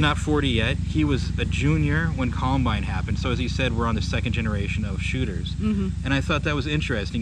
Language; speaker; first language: English; native; English